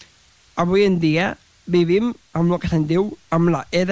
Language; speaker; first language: Catalan; native; Catalan